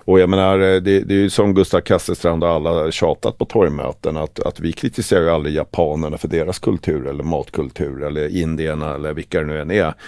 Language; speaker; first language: Swedish; native; Swedish